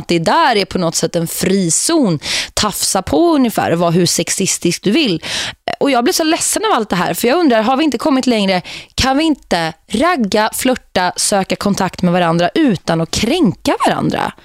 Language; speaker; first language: Swedish; native; Swedish